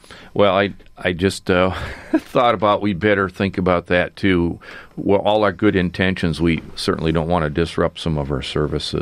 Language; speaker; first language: English; native; English